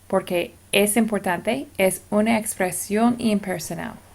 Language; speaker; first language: Spanish; non-native, fluent; English